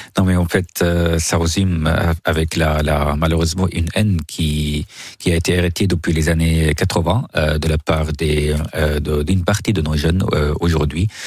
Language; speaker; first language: French; non-native, fluent; Arabic